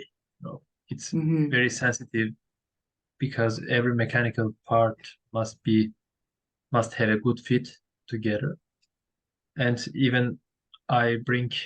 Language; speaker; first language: English; non-native, learner; Turkish